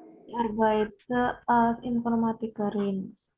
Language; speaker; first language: German; non-native, learner; Indonesian